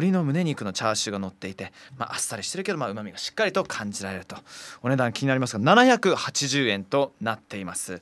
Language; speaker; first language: Japanese; native; Japanese